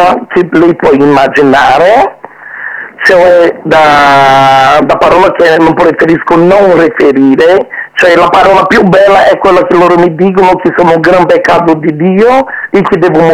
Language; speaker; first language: Italian; non-native, fluent; Portuguese